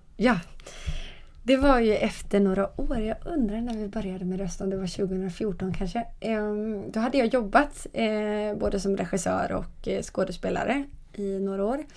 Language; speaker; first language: Swedish; native; Swedish